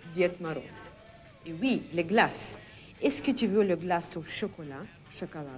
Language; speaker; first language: French; non-native, fluent; Russian